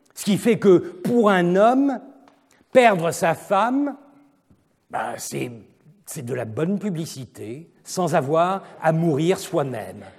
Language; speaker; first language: French; non-native, fluent; Turkish